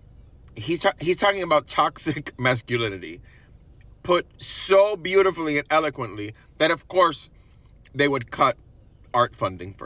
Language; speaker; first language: English; native; English